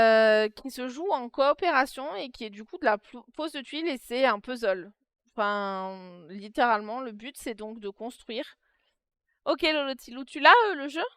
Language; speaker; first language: French; native; French